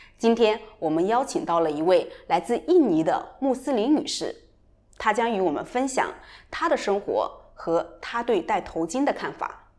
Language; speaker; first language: Chinese; native; Chinese